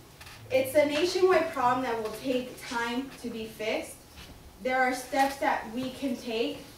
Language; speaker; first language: English; native; English